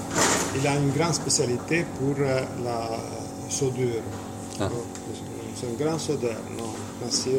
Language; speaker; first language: French; non-native, fluent; Italian